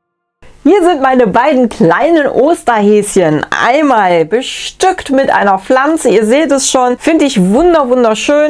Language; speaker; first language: German; native; German